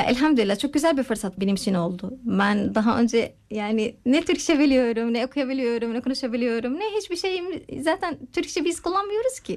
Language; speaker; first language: Turkish; non-native, learner; Arabic